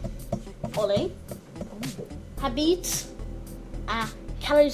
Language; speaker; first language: French; non-native, learner; English